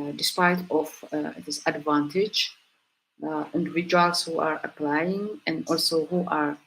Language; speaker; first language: English; non-native, local second language; Amharic